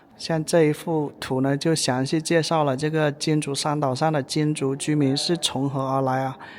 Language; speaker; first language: Chinese; native; Chinese